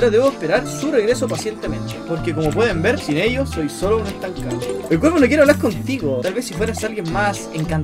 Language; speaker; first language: Spanish; native; Spanish